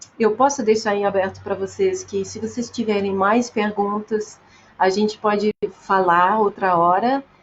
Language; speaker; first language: Portuguese; non-native, fluent; French